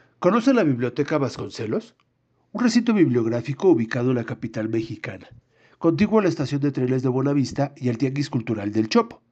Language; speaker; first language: Spanish; native; Spanish